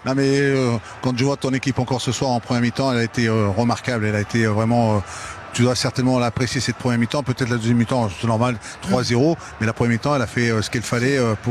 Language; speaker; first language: French; native; French